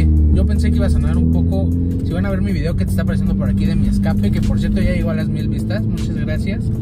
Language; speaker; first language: Spanish; native; Spanish